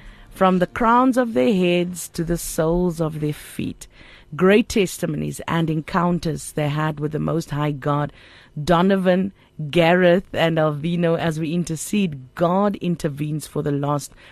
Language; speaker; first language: English; non-native, local second language; Afrikaans